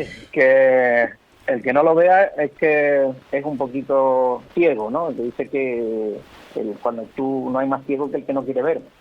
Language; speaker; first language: Spanish; native; Spanish